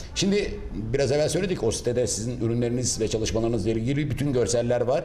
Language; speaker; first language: Turkish; native; Turkish